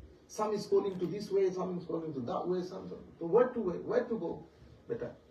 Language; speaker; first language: English; non-native, local second language; Bangla